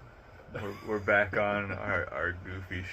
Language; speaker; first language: English; native; English